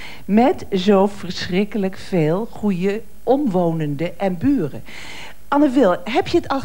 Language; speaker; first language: Dutch; native; Dutch